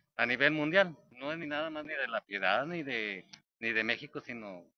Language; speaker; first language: Spanish; native; Spanish